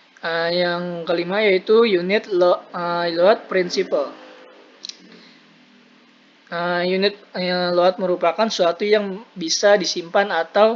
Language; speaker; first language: Indonesian; native; Indonesian